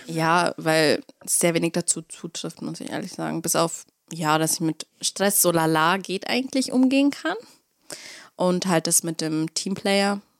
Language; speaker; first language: German; early bilingual, other home language; Russian